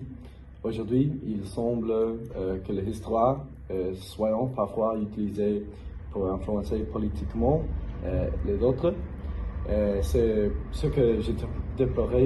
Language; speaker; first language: French; non-native, fluent; English